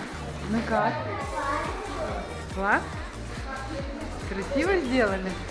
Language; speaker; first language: Russian; native; Russian